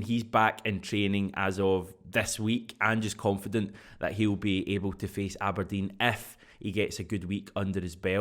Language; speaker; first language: English; native; English